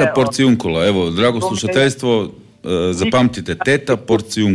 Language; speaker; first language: Serbian; native; Serbian